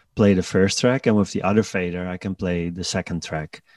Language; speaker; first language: English; non-native, fluent; Dutch